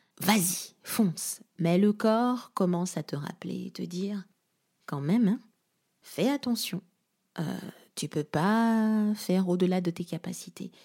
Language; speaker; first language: French; non-native, local second language; Lingala